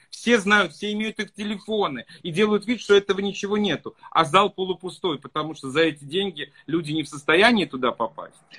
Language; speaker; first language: Russian; native; Russian